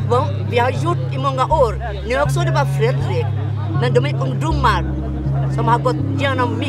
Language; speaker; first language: Swedish; non-native, fluent; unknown